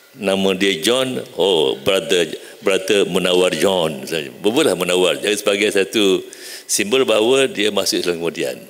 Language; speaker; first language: Malay; native; Malay